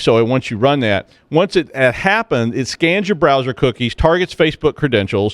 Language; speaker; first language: English; native; English